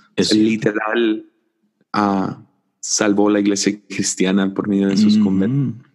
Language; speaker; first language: Spanish; native; Spanish